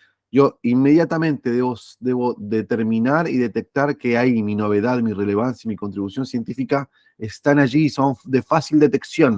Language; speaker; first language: Spanish; native; Spanish